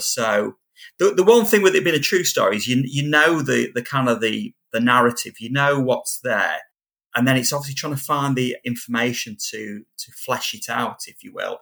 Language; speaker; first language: English; native; English